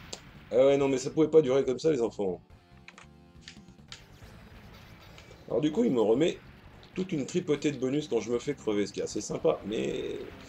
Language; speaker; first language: French; native; French